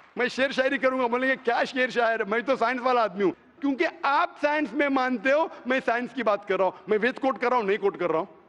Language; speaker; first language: Hindi; non-native, local second language; Konkani